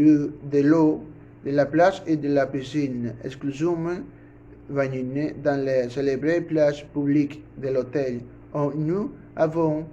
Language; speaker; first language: French; non-native, learner; Spanish